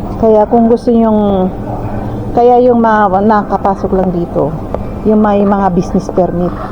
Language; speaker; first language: Filipino; native; Filipino